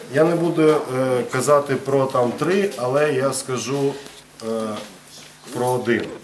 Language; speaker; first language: Ukrainian; non-native, local second language; Russian